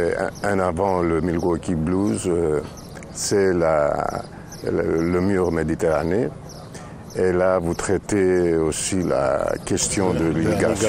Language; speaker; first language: French; non-native, fluent; Greek